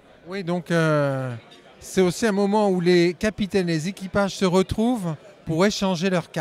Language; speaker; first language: French; native; French